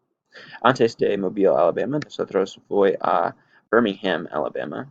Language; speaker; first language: Spanish; non-native, learner; English